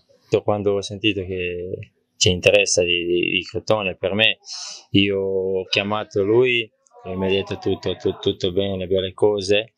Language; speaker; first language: Italian; non-native, learner; Croatian